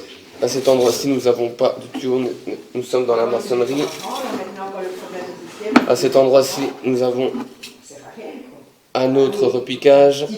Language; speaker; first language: French; native; French